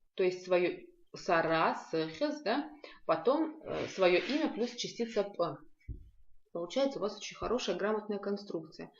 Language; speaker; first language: Russian; non-native, local second language; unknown